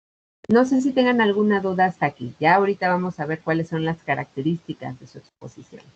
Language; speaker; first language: Spanish; native; Spanish